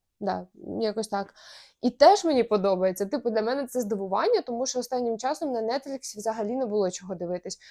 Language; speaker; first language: Ukrainian; native; Ukrainian